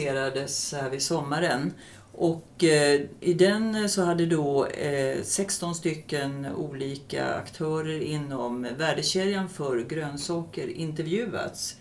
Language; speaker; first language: Swedish; native; Swedish